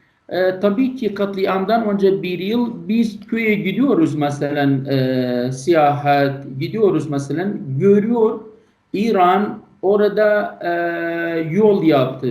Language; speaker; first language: Turkish; non-native, learner; Kurdish